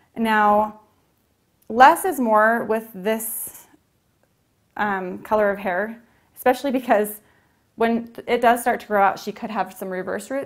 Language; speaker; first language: English; native; English